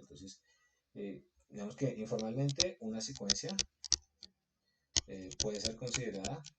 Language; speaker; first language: Spanish; native; Spanish